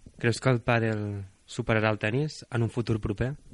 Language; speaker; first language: Catalan; native; Catalan